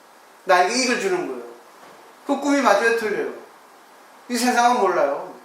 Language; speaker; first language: Korean; native; Korean